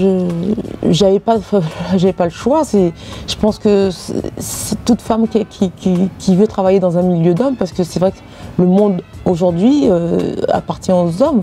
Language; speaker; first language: French; native; French